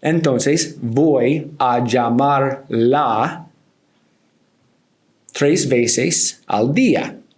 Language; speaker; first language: Spanish; non-native, learner; English